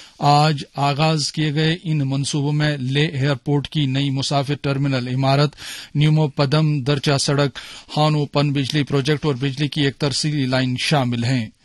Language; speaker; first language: Urdu; non-native, local second language; Kashmiri